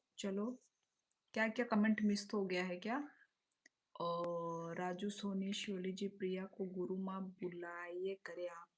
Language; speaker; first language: Hindi; non-native, local second language; Kok Borok